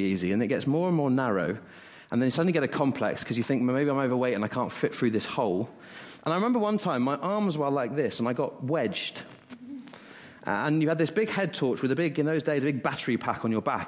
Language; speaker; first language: English; native; English